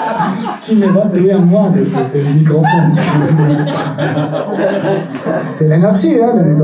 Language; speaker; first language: French; non-native, learner; Spanish